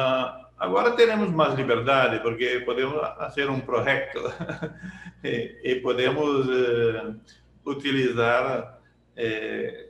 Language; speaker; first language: Portuguese; non-native, learner; Spanish